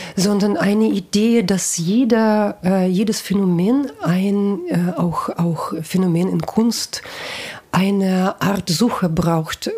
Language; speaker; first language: German; non-native, fluent; Russian